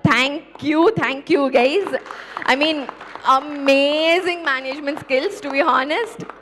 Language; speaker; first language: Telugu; native; Telugu